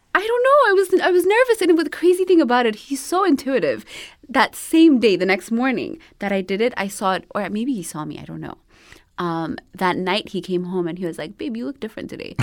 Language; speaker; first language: English; non-native, local second language; Amharic